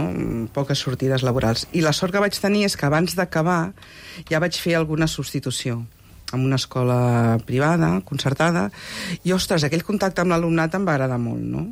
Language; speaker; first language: Catalan; native; Catalan